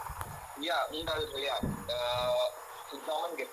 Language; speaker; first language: German; non-native, learner; Hindi